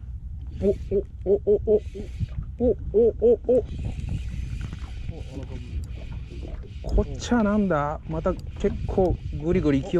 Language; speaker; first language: Japanese; native; Japanese